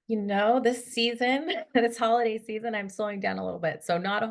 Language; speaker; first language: English; native; English